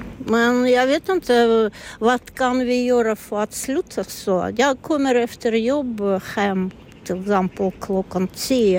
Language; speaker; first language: Swedish; non-native, learner; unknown